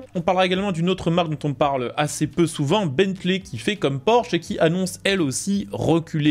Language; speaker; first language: French; native; French